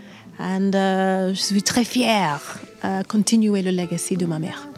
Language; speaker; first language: French; non-native, learner; English